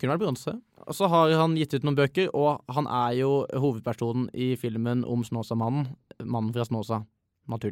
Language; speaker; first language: Norwegian; native; Norwegian